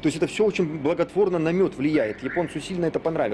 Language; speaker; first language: Russian; native; Russian